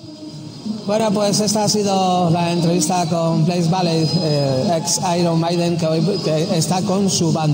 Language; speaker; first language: Spanish; native; Spanish